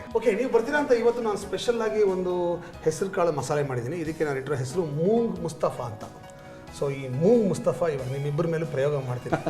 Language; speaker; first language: Kannada; native; Kannada